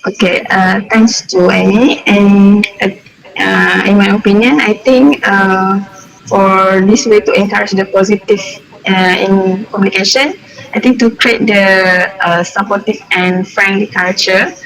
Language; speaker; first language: English; non-native, learner; Malay